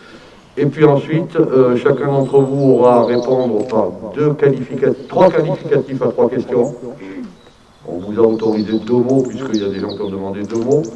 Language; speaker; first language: French; native; French